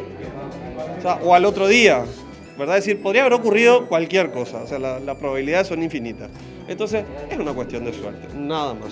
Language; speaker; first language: Spanish; native; Spanish